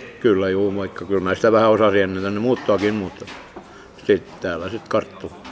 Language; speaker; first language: Finnish; native; Finnish